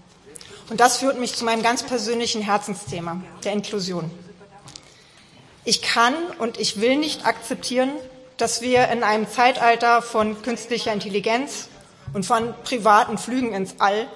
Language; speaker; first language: German; native; German